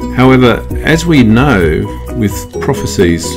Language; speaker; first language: English; native; English